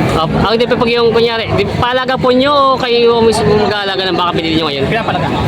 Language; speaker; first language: Filipino; native; Filipino